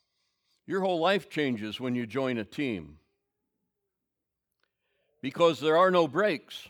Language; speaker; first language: English; native; English